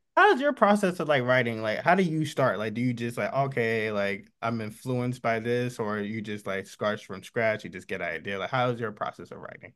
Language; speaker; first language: English; native; English